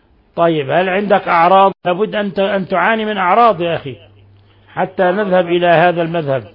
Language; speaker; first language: Arabic; native; Arabic